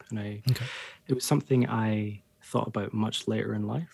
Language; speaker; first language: English; native; English